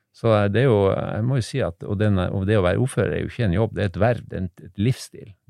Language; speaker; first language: Norwegian; native; Norwegian